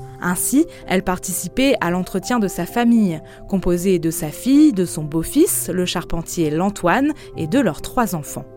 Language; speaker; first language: French; native; French